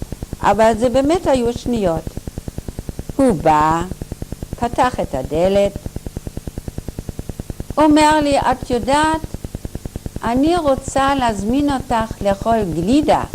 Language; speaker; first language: Hebrew; non-native, fluent; German